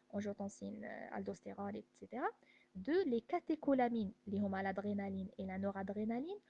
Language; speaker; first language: French; non-native, local second language; Arabic